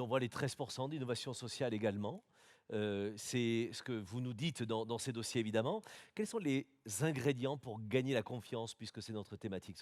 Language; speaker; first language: French; native; French